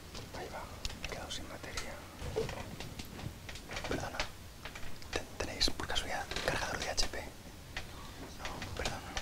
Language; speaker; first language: Spanish; native; Spanish